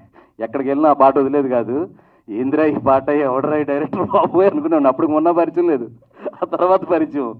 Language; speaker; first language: Telugu; native; Telugu